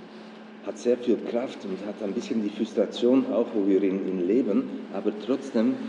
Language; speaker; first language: German; non-native, fluent; Dutch